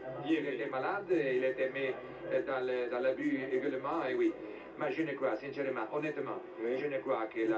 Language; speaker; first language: French; non-native, fluent; Italian